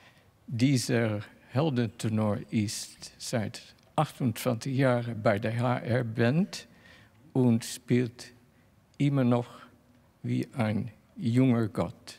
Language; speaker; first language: German; non-native, fluent; Dutch